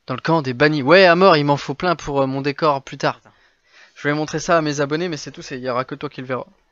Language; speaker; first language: French; native; French